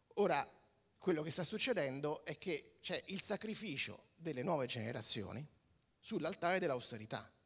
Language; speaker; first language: Italian; native; Italian